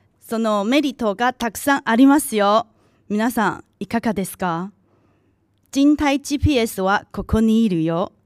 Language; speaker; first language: Japanese; non-native, local second language; Chinese